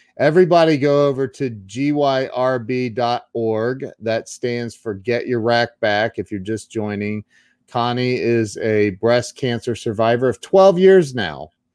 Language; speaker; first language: English; native; English